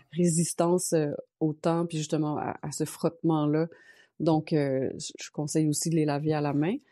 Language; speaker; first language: French; native; French